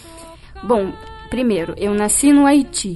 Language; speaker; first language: Portuguese; early bilingual, heritage; Portuguese